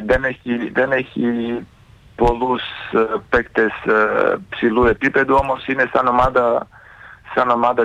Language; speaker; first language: Greek; non-native, fluent; Serbian